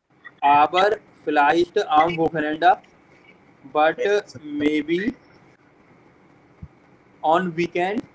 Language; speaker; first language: German; non-native, fluent; Hindi